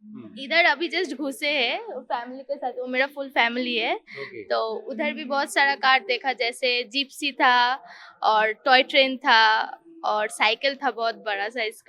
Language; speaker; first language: Hindi; non-native, local second language; Bangla